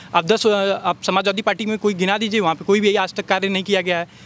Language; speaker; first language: Hindi; native; Hindi